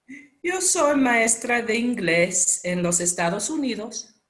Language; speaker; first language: Spanish; non-native, learner; English